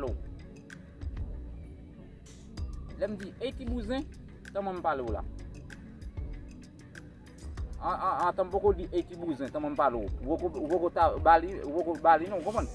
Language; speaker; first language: French; non-native, learner; Haitian Creole